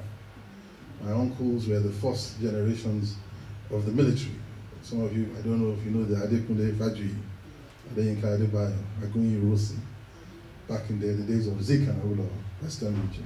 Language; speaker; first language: English; non-native, local second language; Yoruba